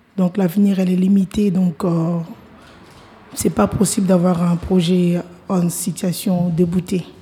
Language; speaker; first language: French; non-native, local second language; Lingala